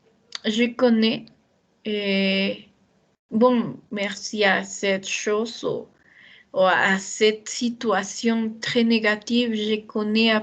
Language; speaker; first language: French; non-native, learner; Spanish